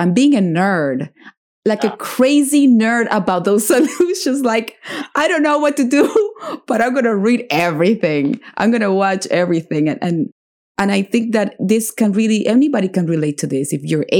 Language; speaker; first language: English; non-native, fluent; Spanish